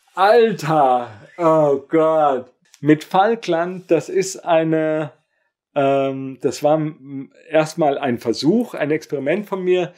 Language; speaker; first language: German; native; German